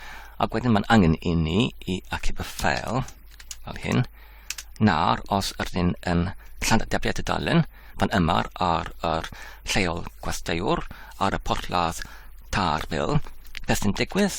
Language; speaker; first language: Welsh; non-native, learner; English